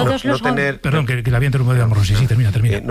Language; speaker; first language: Spanish; native; Spanish